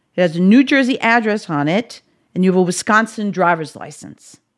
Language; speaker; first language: English; native; English